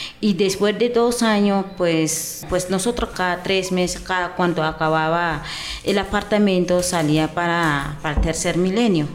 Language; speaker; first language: Spanish; non-native, local second language; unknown